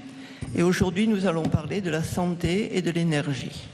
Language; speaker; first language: French; native; French